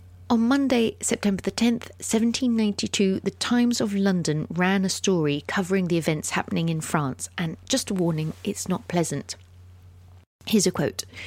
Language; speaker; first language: English; native; English